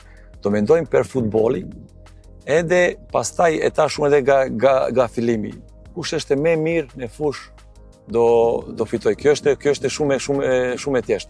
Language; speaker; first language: Albanian; non-native, learner; Serbian